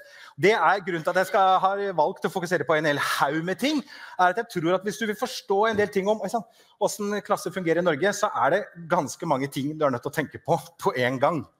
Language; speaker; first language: Norwegian; native; Norwegian